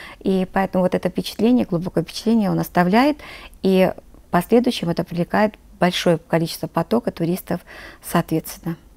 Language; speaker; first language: Russian; non-native, local second language; Azerbaijani